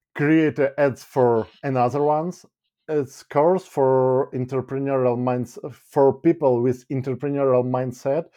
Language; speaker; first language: English; non-native, fluent; Ukrainian